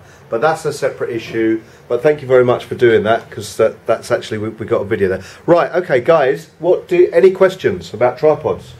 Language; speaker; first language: English; native; English